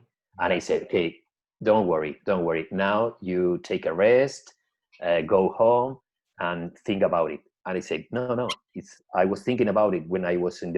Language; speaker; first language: English; non-native, learner; Spanish